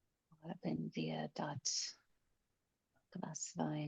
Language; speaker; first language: German; non-native, learner; English